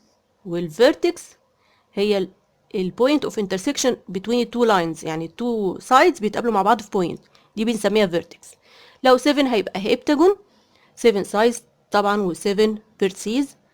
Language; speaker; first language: Arabic; native; Arabic